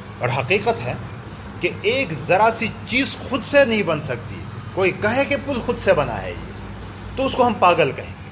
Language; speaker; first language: Urdu; non-native, local second language; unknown